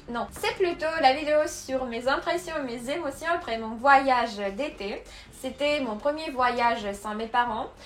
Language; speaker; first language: French; non-native, fluent; Russian